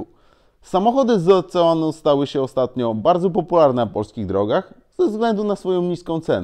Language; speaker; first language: Polish; native; Polish